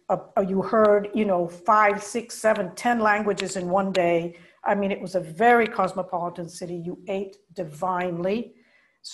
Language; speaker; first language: English; non-native, fluent; Spanish